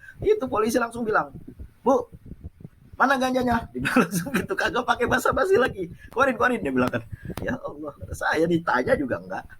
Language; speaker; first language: Indonesian; non-native, local second language; Achinese